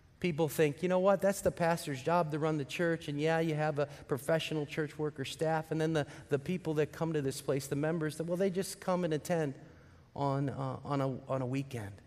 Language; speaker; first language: English; native; English